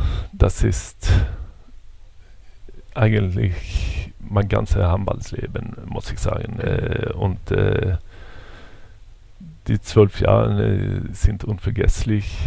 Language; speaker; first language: German; non-native, fluent; Swedish